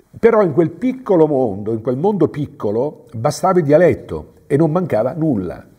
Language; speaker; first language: Italian; native; Italian